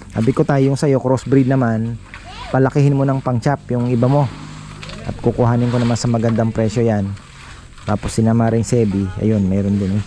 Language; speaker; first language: Filipino; non-native, local second language; Bikol